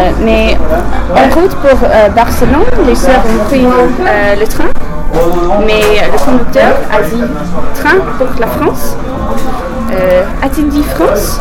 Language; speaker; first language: French; non-native, learner; English